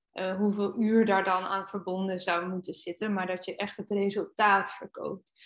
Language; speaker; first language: Dutch; native; Dutch